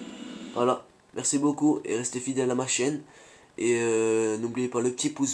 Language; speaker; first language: French; native; French